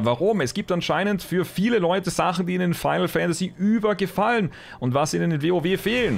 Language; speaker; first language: German; native; German